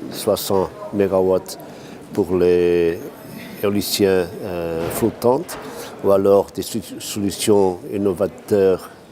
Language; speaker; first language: French; non-native, fluent; Portuguese